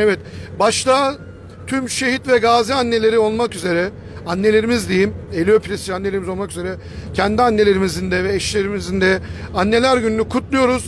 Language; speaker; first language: Turkish; native; Turkish